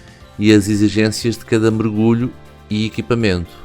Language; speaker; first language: Portuguese; native; Portuguese